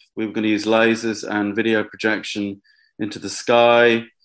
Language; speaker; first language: English; native; English